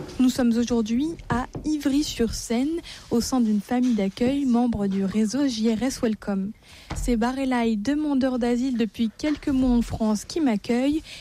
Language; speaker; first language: French; native; French